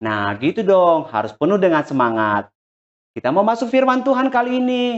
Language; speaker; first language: Indonesian; native; Indonesian